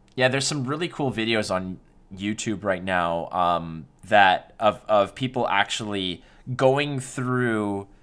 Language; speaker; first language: English; native; English